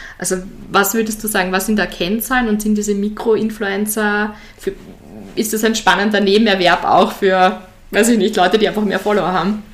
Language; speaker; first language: German; native; German